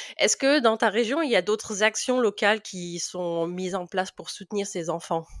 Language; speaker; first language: French; native; French